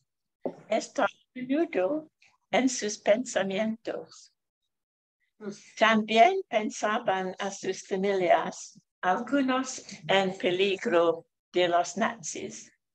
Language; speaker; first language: Spanish; non-native, fluent; English